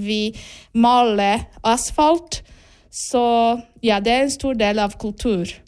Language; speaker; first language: Norwegian; non-native, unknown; Portuguese